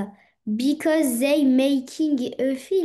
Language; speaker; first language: English; non-native, learner; French